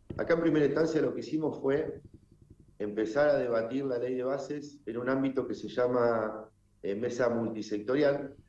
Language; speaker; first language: Spanish; native; Spanish